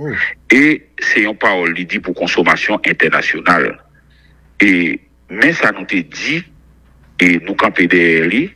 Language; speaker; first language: French; non-native, local second language; Haitian Creole